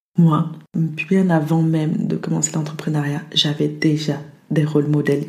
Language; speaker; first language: French; early bilingual, other home language; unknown